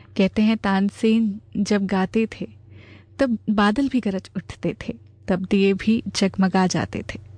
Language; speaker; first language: Hindi; native; Hindi